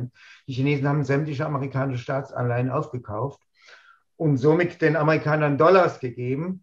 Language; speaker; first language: German; native; German